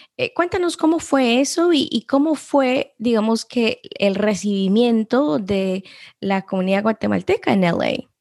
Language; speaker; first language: Spanish; early bilingual, heritage; Spanish